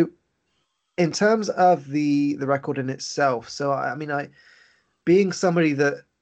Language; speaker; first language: English; native; English